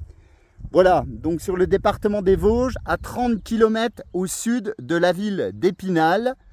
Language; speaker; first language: French; native; French